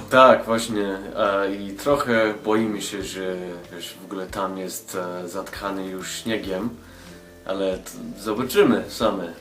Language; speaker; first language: Polish; non-native, learner; English